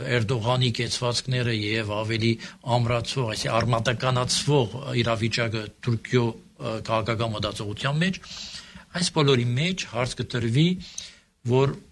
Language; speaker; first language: Armenian; early bilingual, heritage; Armenian